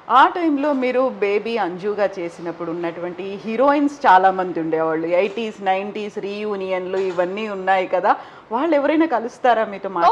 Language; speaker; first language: Telugu; native; Telugu